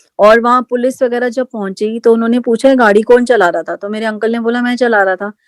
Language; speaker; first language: Hindi; native; Hindi